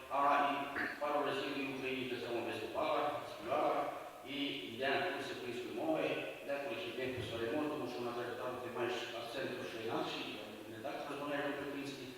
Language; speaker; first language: Ukrainian; early bilingual, heritage; Ukrainian